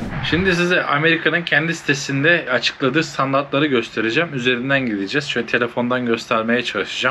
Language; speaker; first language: Turkish; native; Turkish